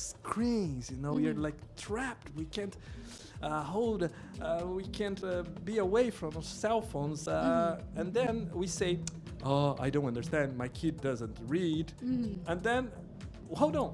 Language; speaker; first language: English; non-native, fluent; Portuguese